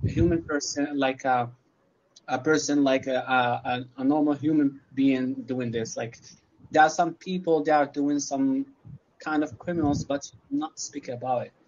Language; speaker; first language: English; non-native, learner; Arabic